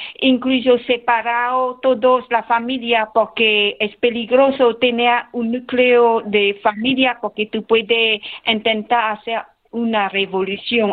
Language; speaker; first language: Spanish; non-native, learner; Khmer